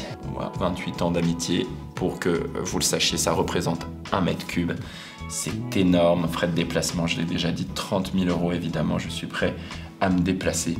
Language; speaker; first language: French; native; French